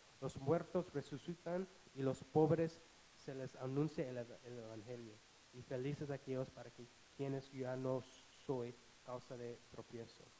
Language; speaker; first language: Spanish; non-native, fluent; English